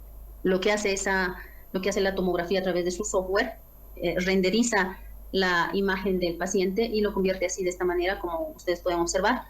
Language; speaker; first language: Spanish; native; Spanish